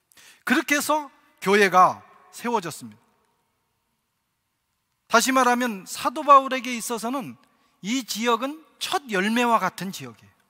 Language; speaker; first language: Korean; native; Korean